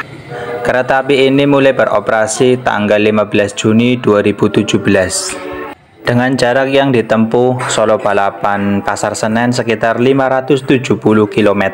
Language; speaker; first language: Indonesian; native; Indonesian